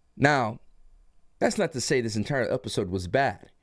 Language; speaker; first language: English; native; English